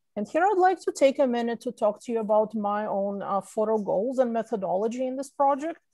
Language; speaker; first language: English; non-native, fluent; Russian